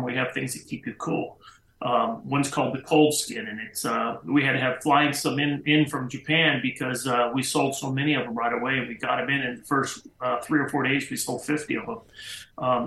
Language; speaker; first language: English; native; English